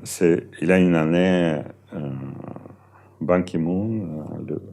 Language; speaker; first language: French; non-native, fluent; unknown